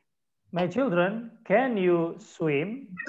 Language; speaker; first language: English; non-native, learner; Indonesian